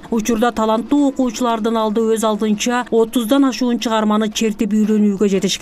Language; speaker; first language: Kyrgyz; native; Kyrgyz